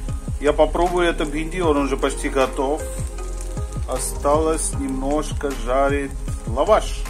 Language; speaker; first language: Russian; non-native, fluent; Hindi